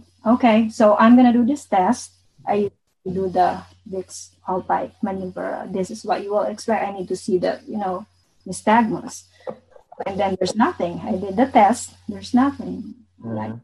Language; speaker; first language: English; non-native, local second language; Bikol